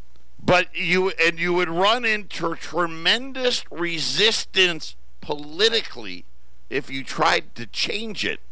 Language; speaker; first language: English; native; English